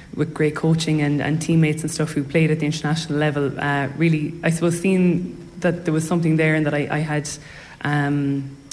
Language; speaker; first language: English; native; English